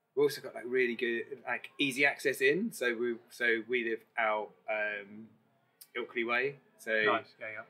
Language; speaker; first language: English; native; English